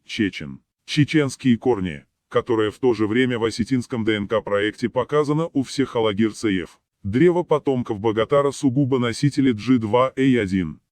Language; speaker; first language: Russian; non-native, local second language; Chechen